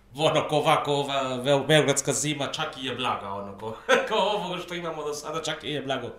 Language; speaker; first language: Serbian; non-native, fluent; Spanish